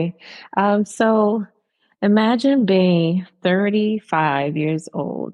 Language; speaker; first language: English; native; English